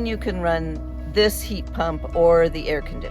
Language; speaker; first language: English; native; English